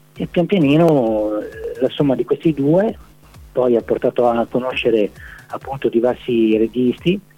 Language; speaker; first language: Italian; native; Italian